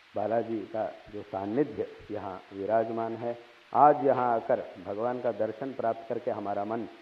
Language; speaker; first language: Hindi; non-native, local second language; Telugu